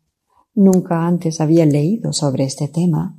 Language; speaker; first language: Spanish; non-native, fluent; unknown